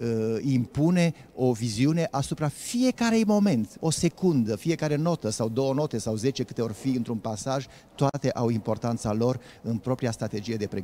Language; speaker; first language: Romanian; native; Romanian